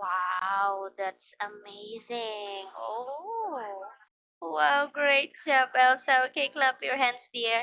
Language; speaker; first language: English; non-native, fluent; Filipino